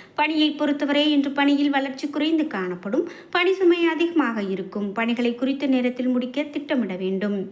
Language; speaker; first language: Tamil; native; Tamil